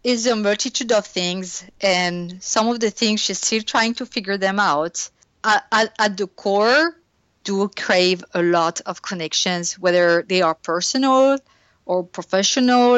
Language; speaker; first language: English; non-native, fluent; French